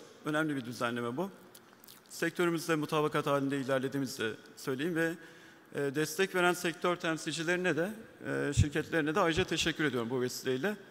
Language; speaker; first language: Turkish; native; Turkish